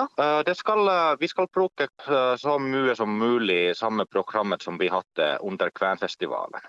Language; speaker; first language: Norwegian; non-native, fluent; Finnish